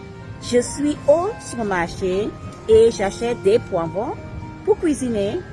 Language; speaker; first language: French; non-native, learner; English